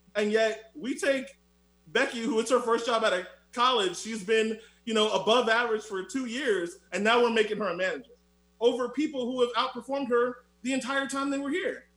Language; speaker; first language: English; native; English